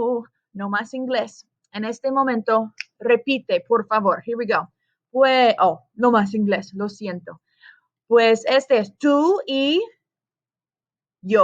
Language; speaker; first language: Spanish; non-native, fluent; English